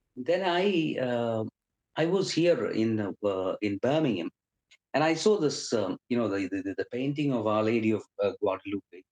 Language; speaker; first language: English; non-native, local second language; Malayalam